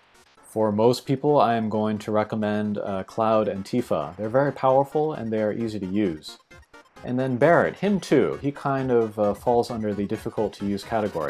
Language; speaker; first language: English; native; English